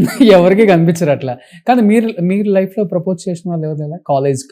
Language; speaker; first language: Telugu; native; Telugu